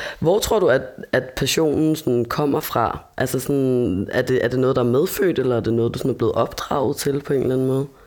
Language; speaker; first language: Danish; native; Danish